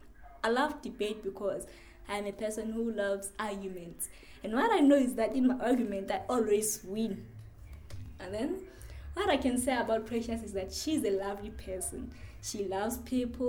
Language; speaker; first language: English; non-native, local second language; Northern Sotho